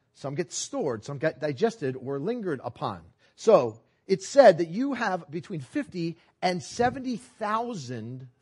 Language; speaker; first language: English; native; English